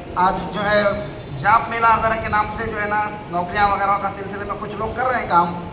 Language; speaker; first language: Urdu; native; Urdu